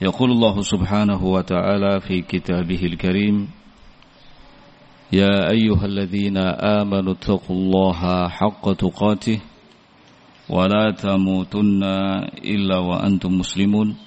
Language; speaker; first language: Arabic; non-native, fluent; Indonesian